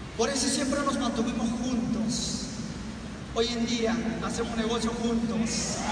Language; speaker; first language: Spanish; non-native, local second language; Quechua